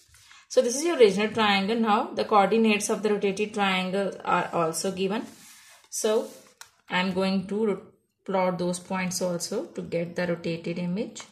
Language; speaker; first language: English; non-native, local second language; Urdu